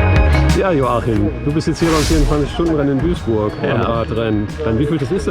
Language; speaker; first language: German; native; German